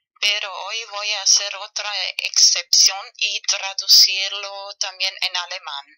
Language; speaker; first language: Spanish; non-native, fluent; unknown